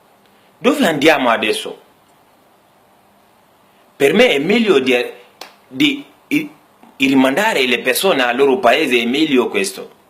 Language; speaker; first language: Italian; non-native, learner; Bambara